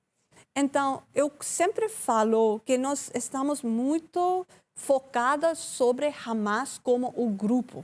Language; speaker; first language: Portuguese; non-native, learner; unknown